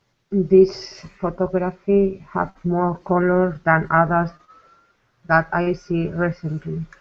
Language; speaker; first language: English; non-native, learner; Spanish